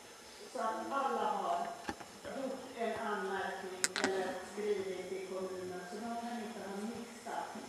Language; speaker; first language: Swedish; native; Swedish